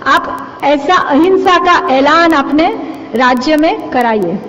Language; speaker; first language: Hindi; non-native, local second language; Gujarati